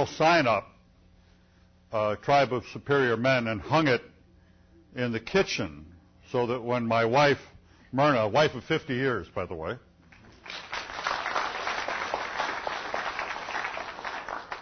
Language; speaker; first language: English; native; English